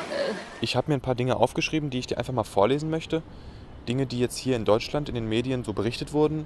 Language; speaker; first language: German; native; German